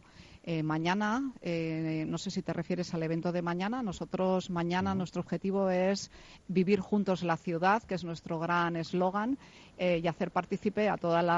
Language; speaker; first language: Spanish; native; Spanish